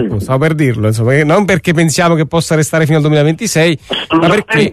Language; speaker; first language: Italian; native; Italian